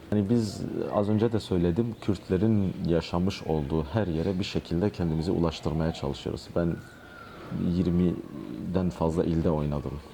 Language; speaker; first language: Turkish; non-native, local second language; Kurdish